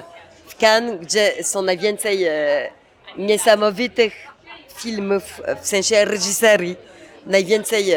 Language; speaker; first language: Polish; early bilingual, heritage; Polish